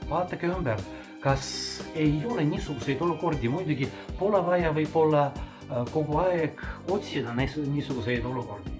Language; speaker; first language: Estonian; non-native, fluent; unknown